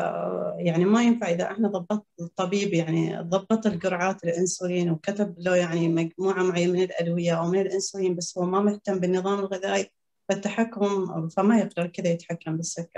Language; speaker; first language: Arabic; native; Arabic